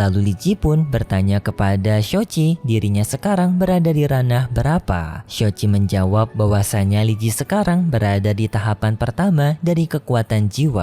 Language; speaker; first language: Indonesian; native; Indonesian